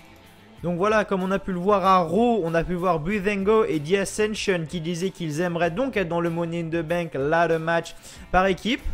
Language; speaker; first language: French; native; French